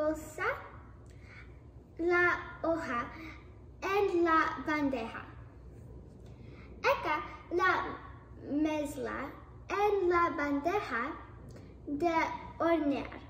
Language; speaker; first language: Spanish; non-native, learner; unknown